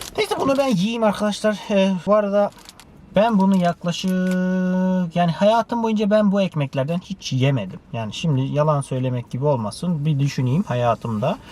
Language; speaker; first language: Turkish; early bilingual, heritage; Turkish